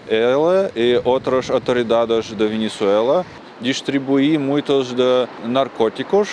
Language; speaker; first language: Portuguese; non-native, learner; Russian